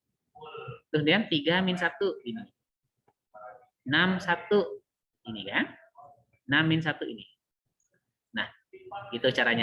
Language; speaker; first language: Indonesian; native; Indonesian